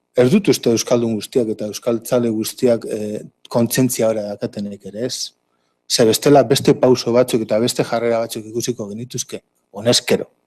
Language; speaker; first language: Basque; native; Basque